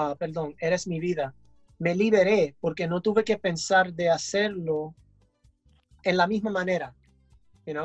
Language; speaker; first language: Spanish; early bilingual, heritage; English